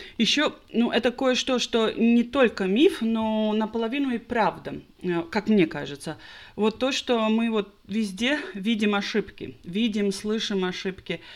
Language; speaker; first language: Russian; non-native, local second language; Latvian